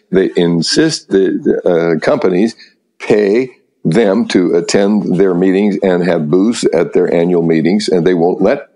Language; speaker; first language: English; native; English